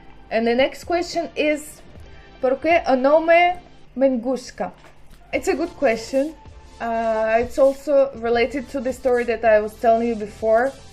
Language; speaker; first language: English; non-native, fluent; Russian